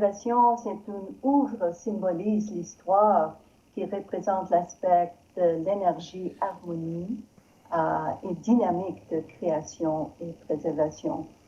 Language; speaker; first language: French; non-native, learner; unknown